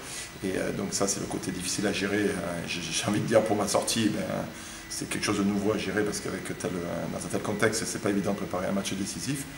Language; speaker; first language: French; native; French